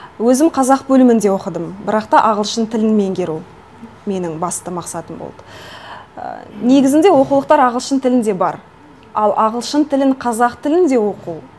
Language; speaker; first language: Kazakh; non-native, local second language; Russian